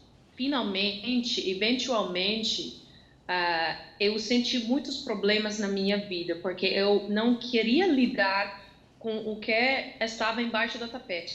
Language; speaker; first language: Portuguese; non-native, fluent; Dutch